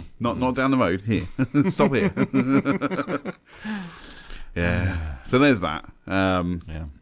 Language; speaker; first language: English; native; English